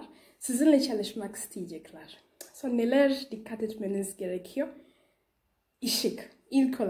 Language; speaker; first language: Turkish; non-native, learner; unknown